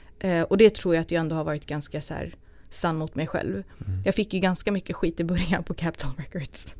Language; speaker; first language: Swedish; early bilingual, other home language; Turoyo